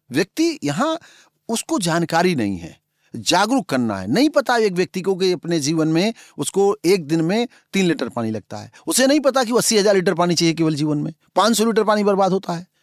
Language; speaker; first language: Hindi; native; Hindi